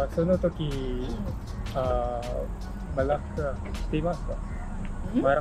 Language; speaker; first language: Japanese; non-native, learner; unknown